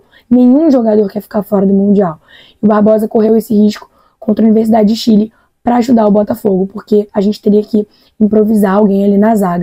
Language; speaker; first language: Portuguese; native; Portuguese